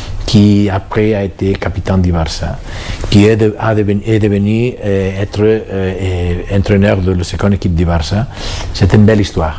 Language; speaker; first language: French; non-native, fluent; Catalan